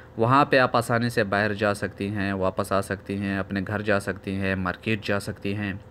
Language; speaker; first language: Urdu; non-native, local second language; Pashto